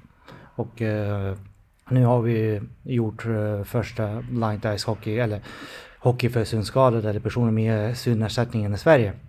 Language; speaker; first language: Swedish; non-native, fluent; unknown